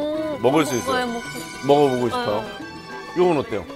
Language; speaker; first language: Korean; native; Korean